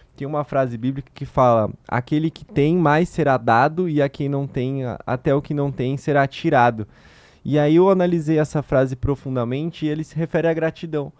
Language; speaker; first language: Portuguese; native; Portuguese